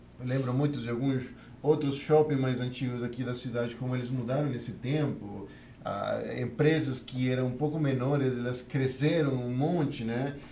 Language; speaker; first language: Portuguese; non-native, fluent; Spanish